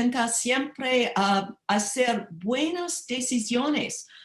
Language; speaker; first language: Spanish; non-native, learner; English